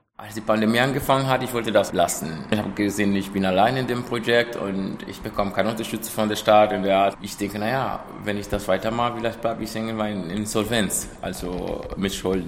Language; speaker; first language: German; non-native, fluent; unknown